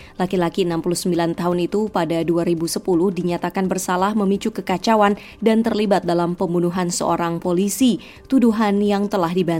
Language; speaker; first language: Indonesian; native; Indonesian